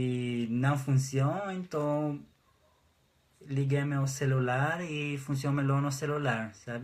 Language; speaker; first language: Portuguese; non-native, fluent; Hebrew